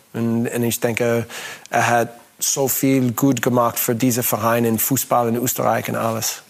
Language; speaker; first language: German; non-native, learner; English